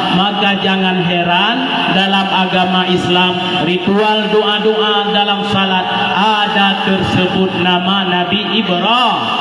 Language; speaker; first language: Malay; non-native, local second language; Achinese